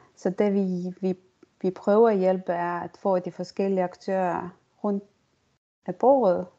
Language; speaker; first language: Danish; non-native, fluent; Estonian